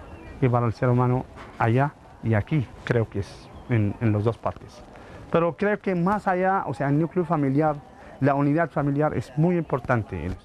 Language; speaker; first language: Spanish; non-native, fluent; Arabic